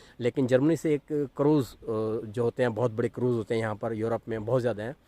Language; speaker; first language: Urdu; non-native, local second language; Saraiki